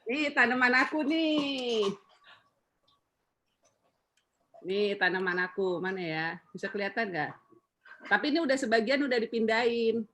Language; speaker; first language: Indonesian; native; Indonesian